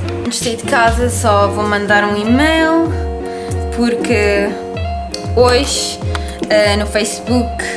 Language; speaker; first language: Portuguese; early bilingual, heritage; Portuguese